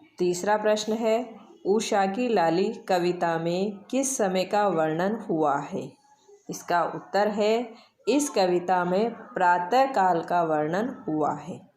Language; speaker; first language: Hindi; native; Hindi